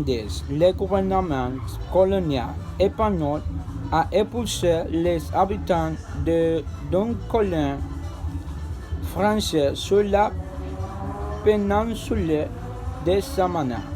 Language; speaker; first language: French; non-native, learner; Spanish